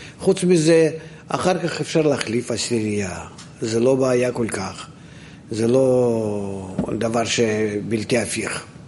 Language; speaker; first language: Hebrew; non-native, fluent; Russian